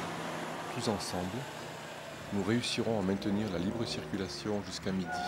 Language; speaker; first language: French; native; French